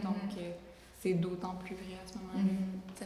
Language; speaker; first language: French; native; French